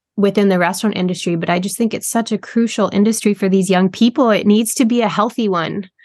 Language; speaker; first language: English; native; English